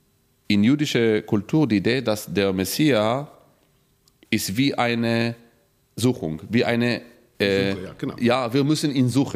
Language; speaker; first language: German; non-native, fluent; Hebrew